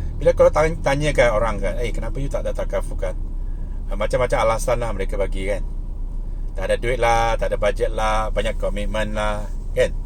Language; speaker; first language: Malay; native; Malay